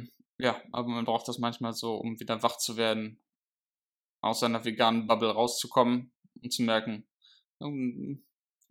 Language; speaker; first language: German; native; German